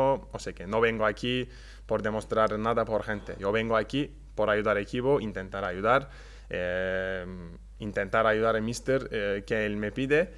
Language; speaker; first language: Spanish; non-native, learner; Turkish